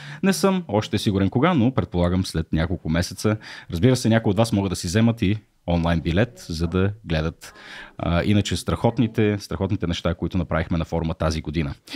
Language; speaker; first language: Bulgarian; native; Bulgarian